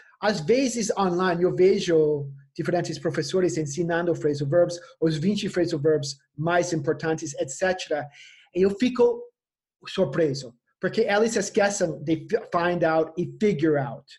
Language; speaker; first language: Portuguese; non-native, fluent; English